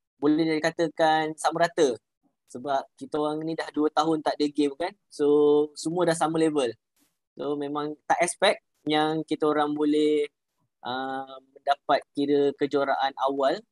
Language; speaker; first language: Malay; native; Malay